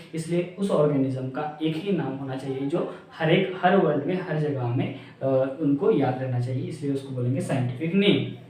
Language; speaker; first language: Hindi; non-native, local second language; Marathi